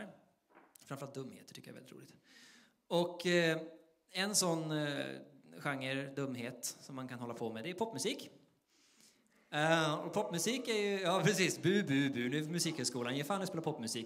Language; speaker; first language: Swedish; native; Swedish